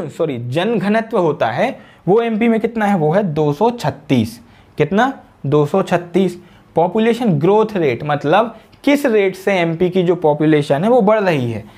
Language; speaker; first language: Hindi; native; Hindi